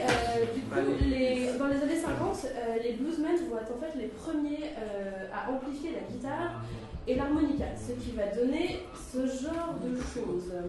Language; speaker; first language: French; native; French